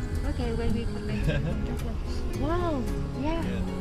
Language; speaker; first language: English; non-native, learner; Vietnamese